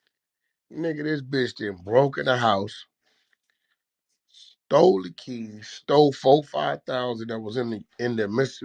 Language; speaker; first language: English; native; English